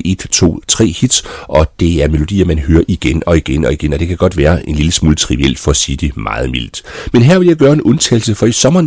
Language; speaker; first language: Danish; native; Danish